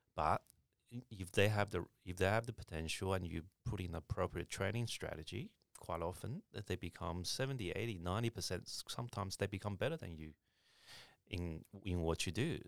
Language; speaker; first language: English; early bilingual, other home language; Chinese